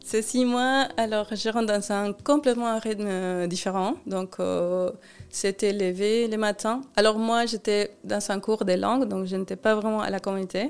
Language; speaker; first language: French; non-native, fluent; Spanish